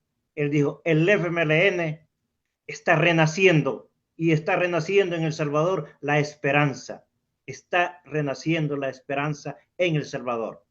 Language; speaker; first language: Spanish; native; Spanish